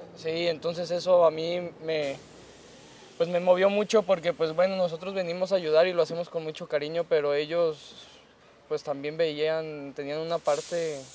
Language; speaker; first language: Spanish; native; Spanish